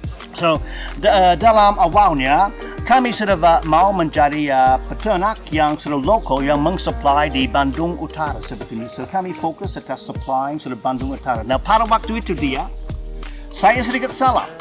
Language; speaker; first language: Indonesian; non-native, fluent; English